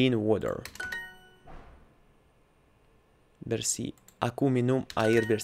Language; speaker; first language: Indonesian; non-native, learner; Russian